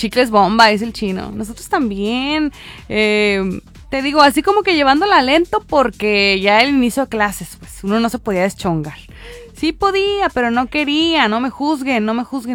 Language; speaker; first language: Spanish; native; Spanish